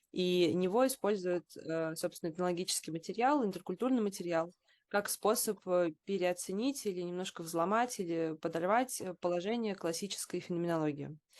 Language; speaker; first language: Russian; native; Russian